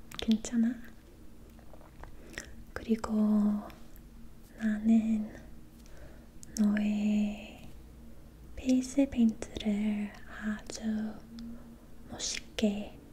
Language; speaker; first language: Korean; non-native, learner; English